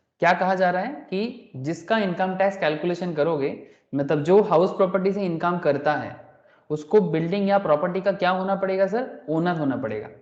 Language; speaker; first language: Hindi; non-native, local second language; Bangla